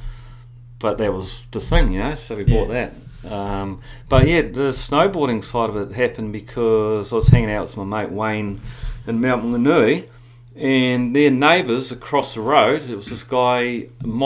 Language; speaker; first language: English; native; English